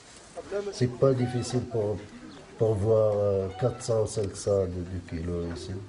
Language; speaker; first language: French; non-native, learner; Arabic